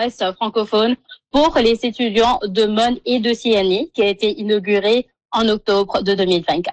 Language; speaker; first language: French; non-native, local second language; Morisyen